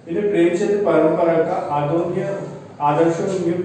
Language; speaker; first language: Hindi; non-native, local second language; Telugu